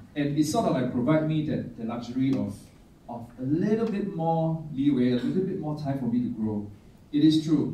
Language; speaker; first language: English; non-native, local second language; Chinese